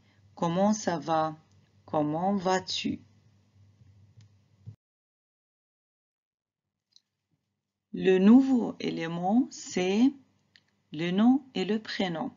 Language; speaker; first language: French; non-native, fluent; Arabic